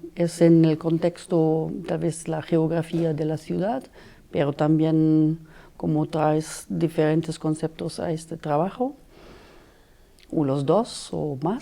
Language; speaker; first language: Spanish; non-native, fluent; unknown